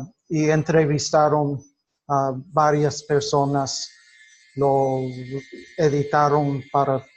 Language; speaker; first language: Spanish; non-native, fluent; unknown